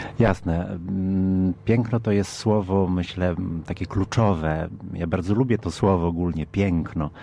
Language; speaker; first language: Polish; non-native, fluent; Italian